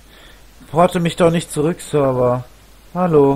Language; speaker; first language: German; native; German